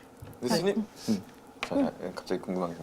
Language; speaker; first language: Korean; native; Korean